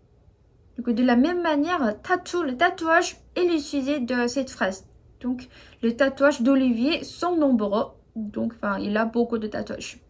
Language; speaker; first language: French; non-native, fluent; Korean